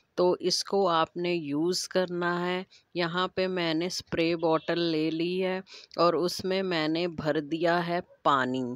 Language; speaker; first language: Hindi; native; Hindi